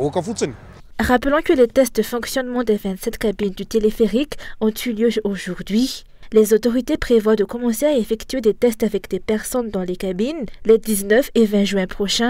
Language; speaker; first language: French; non-native, local second language; Malagasy